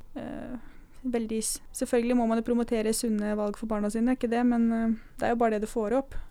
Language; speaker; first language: Norwegian; native; Norwegian